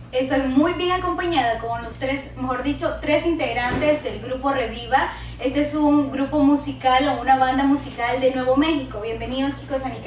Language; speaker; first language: Spanish; native; Spanish